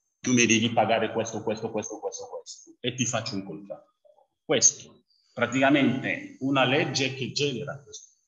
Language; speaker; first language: Italian; non-native, fluent; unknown